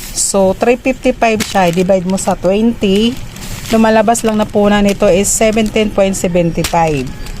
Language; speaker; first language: Filipino; non-native, local second language; Cebuano